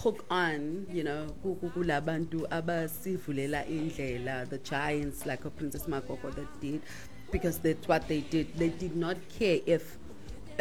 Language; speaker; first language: English; non-native, local second language; Zulu